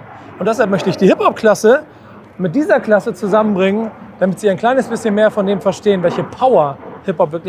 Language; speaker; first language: German; native; German